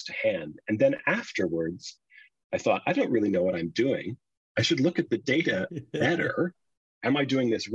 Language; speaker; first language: English; native; English